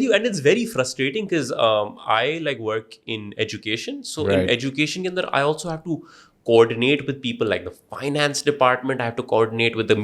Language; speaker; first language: English; non-native, local second language; Urdu